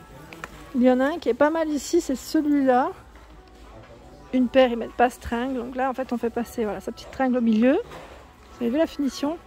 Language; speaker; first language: French; native; French